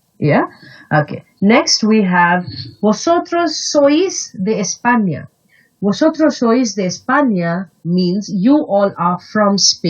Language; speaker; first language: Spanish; non-native, fluent; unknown